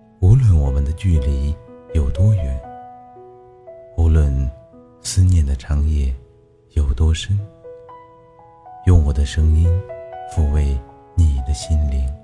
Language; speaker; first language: Chinese; native; Chinese